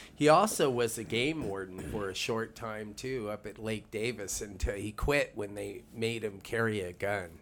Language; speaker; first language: English; native; English